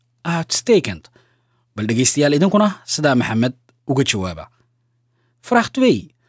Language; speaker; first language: Dutch; non-native, learner; Somali